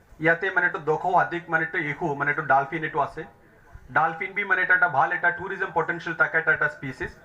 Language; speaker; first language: Assamese; non-native, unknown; Tamil